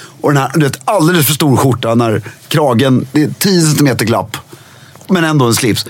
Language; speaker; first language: Swedish; native; Swedish